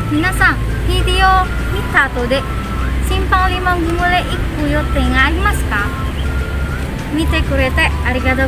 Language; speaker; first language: Japanese; non-native, learner; Indonesian